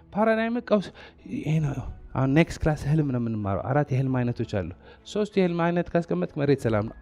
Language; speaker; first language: Amharic; non-native, local second language; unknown